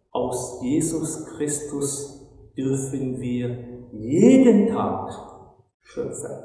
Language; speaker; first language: German; non-native, fluent; Turkish